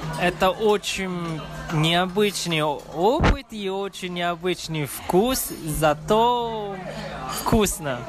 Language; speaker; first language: Russian; non-native, learner; Chinese